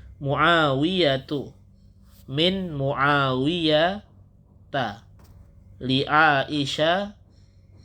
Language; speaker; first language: Arabic; non-native, fluent; Indonesian